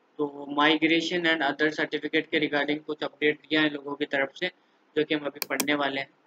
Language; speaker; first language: Hindi; native; Hindi